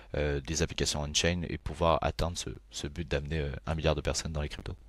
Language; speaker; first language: French; native; French